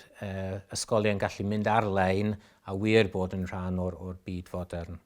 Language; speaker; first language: Welsh; native; Welsh